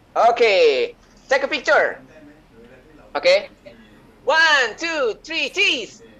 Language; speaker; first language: English; non-native, learner; Indonesian